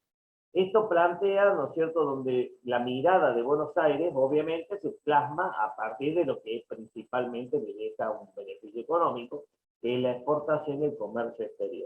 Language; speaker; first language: Spanish; native; Spanish